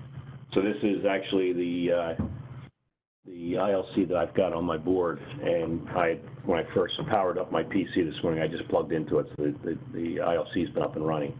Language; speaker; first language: English; native; English